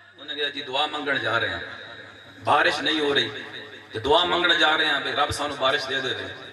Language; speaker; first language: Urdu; non-native, local second language; Pashto